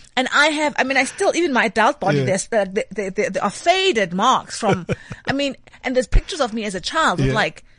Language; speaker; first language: English; non-native, local second language; Xhosa